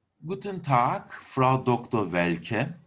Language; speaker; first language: German; non-native, fluent; Turkish